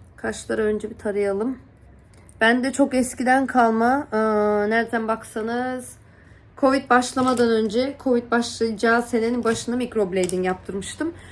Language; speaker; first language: Turkish; early bilingual, heritage; Turkish